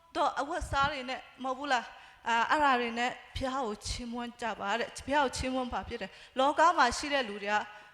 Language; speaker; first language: Burmese; non-native, local second language; Hakha Chin